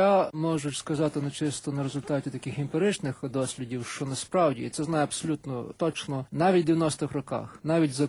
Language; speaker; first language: Ukrainian; native; Ukrainian